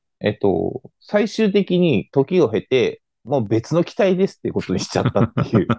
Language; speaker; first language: Japanese; native; Japanese